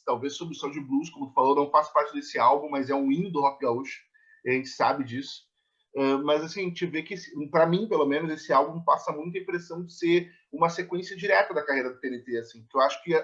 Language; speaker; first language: Portuguese; native; Portuguese